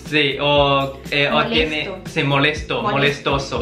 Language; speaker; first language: Spanish; non-native, learner; Chinese